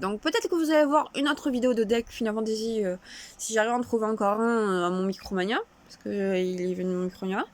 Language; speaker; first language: French; native; French